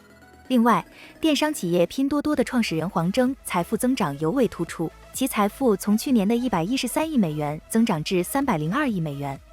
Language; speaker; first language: Chinese; native; Chinese